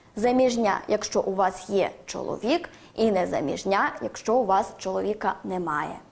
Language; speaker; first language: Ukrainian; native; Ukrainian